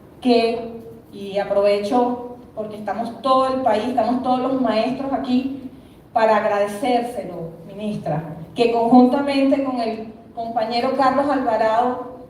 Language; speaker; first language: Spanish; native; Spanish